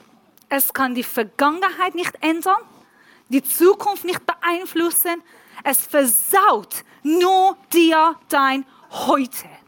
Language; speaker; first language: German; non-native, learner; Persian